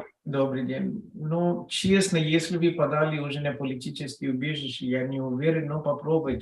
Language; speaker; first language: Russian; non-native, fluent; Telugu